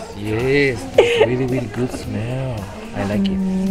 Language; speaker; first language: English; non-native, learner; Japanese